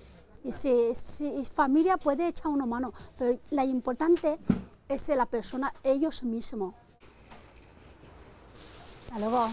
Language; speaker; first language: Spanish; non-native, learner; Chinese